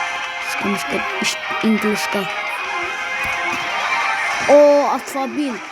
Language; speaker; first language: Turkish; non-native, learner; Azerbaijani